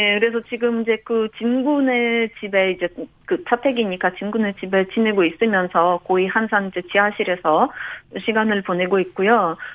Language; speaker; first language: Korean; non-native, fluent; Ukrainian